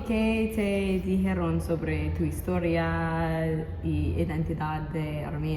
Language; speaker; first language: Spanish; non-native, learner; English